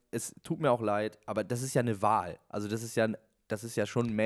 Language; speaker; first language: German; native; German